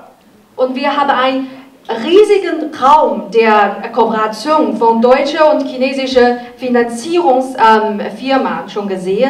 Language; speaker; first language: German; non-native, fluent; Chinese